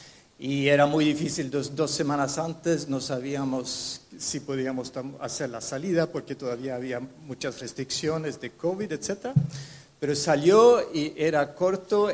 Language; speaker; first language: Spanish; non-native, fluent; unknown